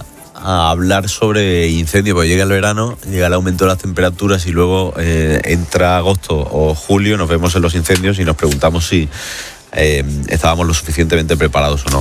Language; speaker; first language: Spanish; native; Spanish